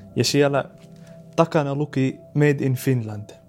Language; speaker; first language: Finnish; non-native, fluent; Arabic